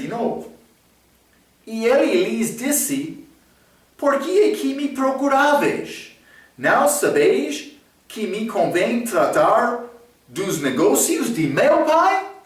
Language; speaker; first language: Portuguese; non-native, fluent; English